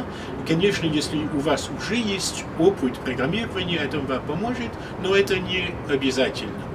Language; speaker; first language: Russian; non-native, fluent; French